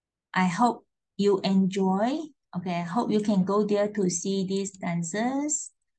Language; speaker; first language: English; non-native, local second language; Chinese